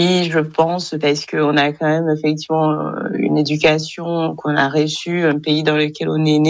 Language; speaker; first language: French; non-native, local second language; Kinyarwanda